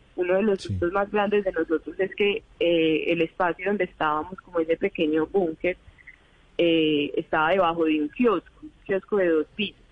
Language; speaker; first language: Spanish; native; Spanish